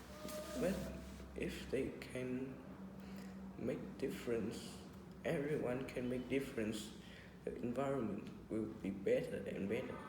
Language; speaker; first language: English; non-native, learner; Vietnamese